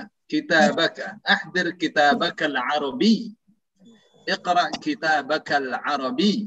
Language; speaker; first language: Arabic; non-native, fluent; Indonesian